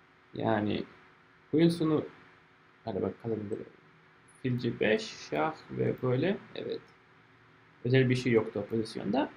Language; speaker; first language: Turkish; non-native, fluent; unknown